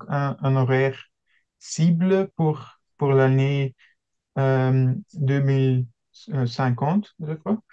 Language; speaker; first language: French; non-native, local second language; Dutch